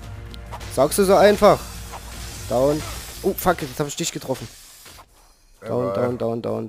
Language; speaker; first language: German; native; German